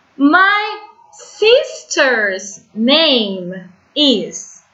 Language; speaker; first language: English; non-native, fluent; Portuguese